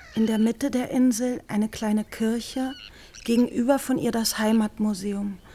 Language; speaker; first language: German; native; German